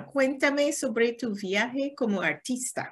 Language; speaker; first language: Spanish; non-native, learner; English